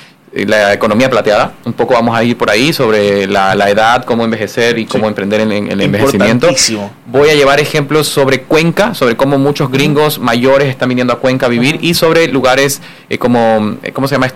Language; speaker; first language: Spanish; native; Spanish